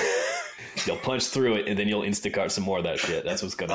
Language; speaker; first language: English; native; English